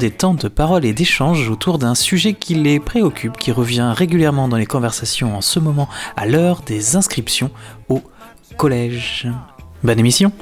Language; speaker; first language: French; native; French